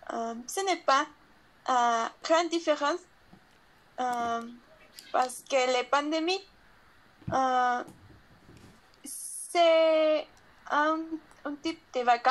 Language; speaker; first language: French; non-native, learner; Spanish